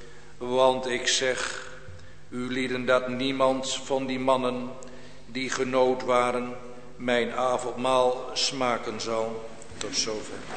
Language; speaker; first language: Dutch; native; Dutch